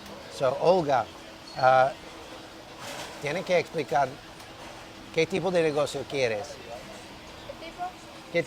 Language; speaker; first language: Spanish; non-native, learner; English